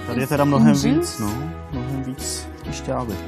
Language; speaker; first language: Czech; native; Czech